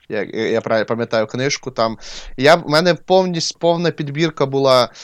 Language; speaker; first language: Ukrainian; non-native, local second language; Russian